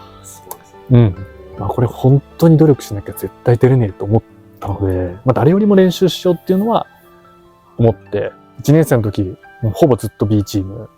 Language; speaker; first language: Japanese; native; Japanese